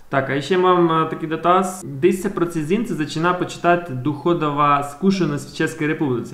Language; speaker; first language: Czech; non-native, learner; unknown